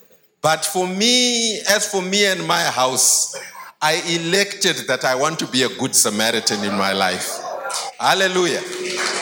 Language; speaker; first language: English; non-native, local second language; Shona